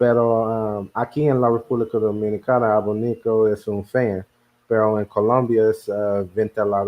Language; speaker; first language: Spanish; non-native, learner; English